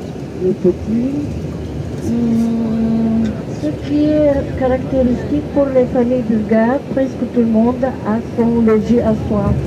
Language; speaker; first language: French; non-native, fluent; Bulgarian